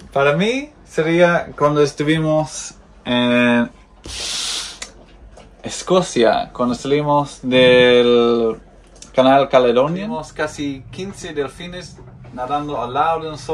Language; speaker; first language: Spanish; non-native, fluent; English